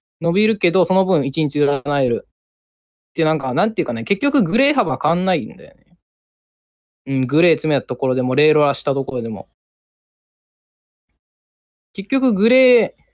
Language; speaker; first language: Japanese; native; Japanese